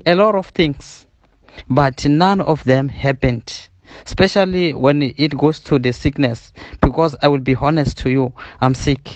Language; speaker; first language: English; non-native, learner; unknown